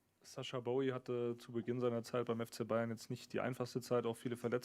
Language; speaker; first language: German; native; German